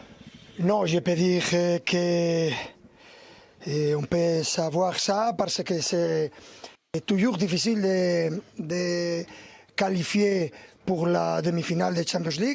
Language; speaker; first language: French; non-native, learner; Spanish